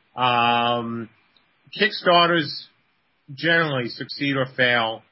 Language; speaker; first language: English; native; English